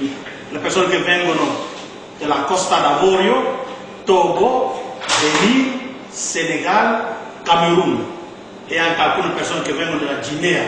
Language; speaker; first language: Italian; non-native, fluent; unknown